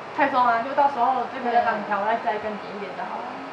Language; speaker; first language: Chinese; native; Chinese